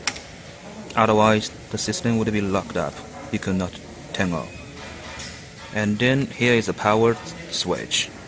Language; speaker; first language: English; non-native, learner; Chinese